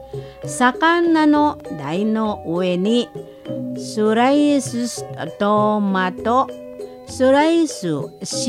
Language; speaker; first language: Japanese; non-native, fluent; Indonesian